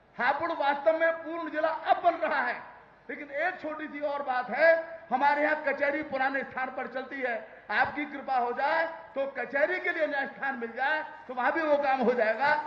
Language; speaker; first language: Hindi; native; Hindi